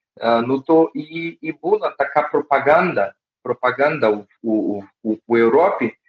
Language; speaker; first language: Ukrainian; early bilingual, heritage; Ukrainian